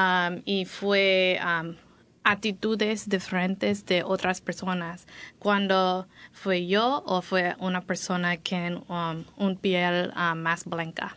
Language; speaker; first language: Spanish; non-native, learner; English